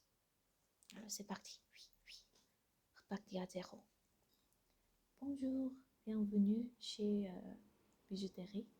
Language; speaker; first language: French; non-native, learner; Korean